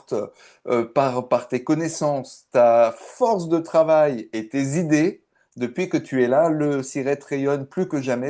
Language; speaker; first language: French; native; French